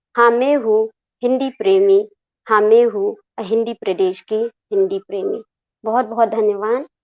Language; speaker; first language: Hindi; non-native, local second language; Khasi